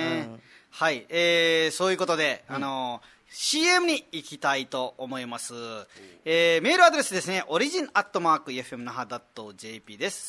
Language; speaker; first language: Japanese; non-native, fluent; Nepali